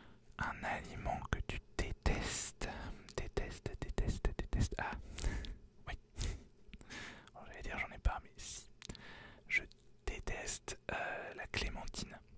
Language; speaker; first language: French; native; French